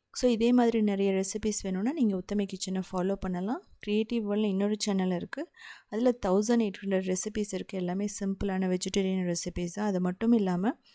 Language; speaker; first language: Tamil; native; Tamil